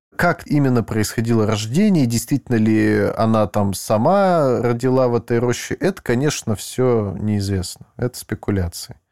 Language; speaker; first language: Russian; native; Russian